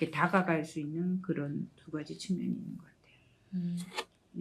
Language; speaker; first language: Korean; native; Korean